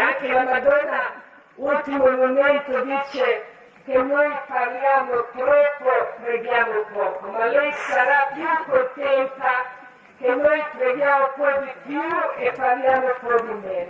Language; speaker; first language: Italian; non-native, learner; Croatian